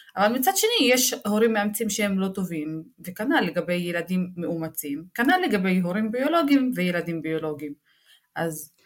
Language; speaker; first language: Hebrew; non-native, local second language; Arabic